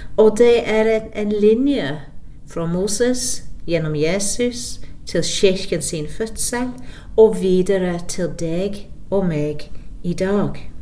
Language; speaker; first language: Norwegian; non-native, fluent; English